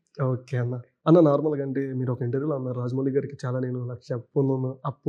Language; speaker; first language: Telugu; native; Telugu